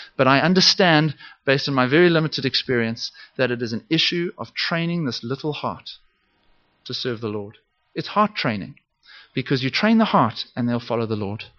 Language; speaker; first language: English; native; English